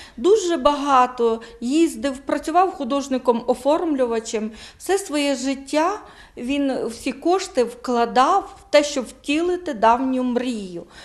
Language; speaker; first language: Ukrainian; native; Ukrainian